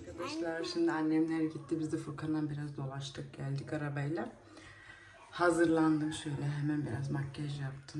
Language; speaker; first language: Turkish; early bilingual, heritage; Turkish